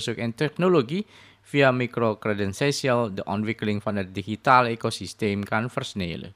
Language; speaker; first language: Dutch; non-native, fluent; Indonesian